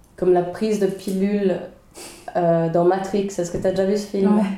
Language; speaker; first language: French; early bilingual, other home language; Swedish